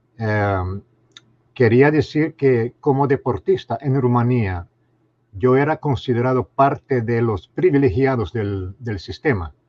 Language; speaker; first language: Spanish; non-native, fluent; Romanian